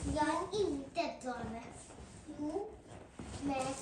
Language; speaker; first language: Swedish; early bilingual, other home language; Mongolian